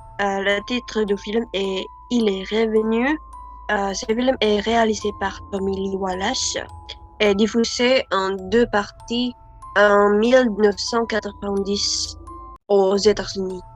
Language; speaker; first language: French; non-native, learner; Indonesian